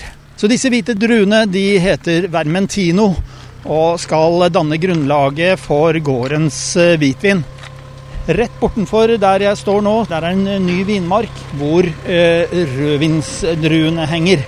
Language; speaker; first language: Norwegian; native; Norwegian